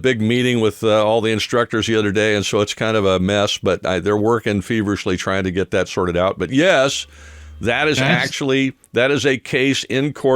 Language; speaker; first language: English; native; English